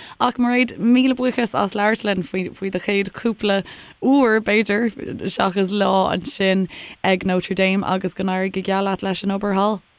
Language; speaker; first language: Irish; native; Irish